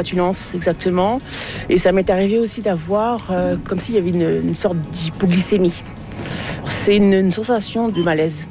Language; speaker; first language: French; native; French